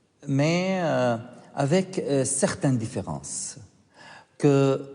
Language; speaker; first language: French; non-native, fluent; Arabic